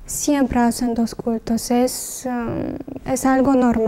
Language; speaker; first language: Spanish; non-native, learner; Russian